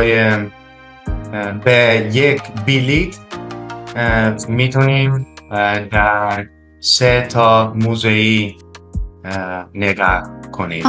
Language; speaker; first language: Persian; non-native, learner; Dutch